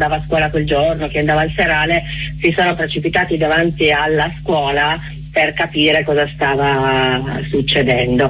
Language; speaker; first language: Italian; native; Italian